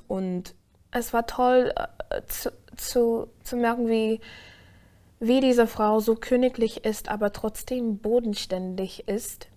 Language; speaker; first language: German; non-native, fluent; English